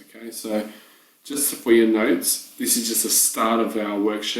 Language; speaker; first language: English; native; English